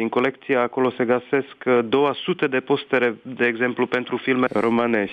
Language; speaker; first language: Romanian; non-native, fluent; Czech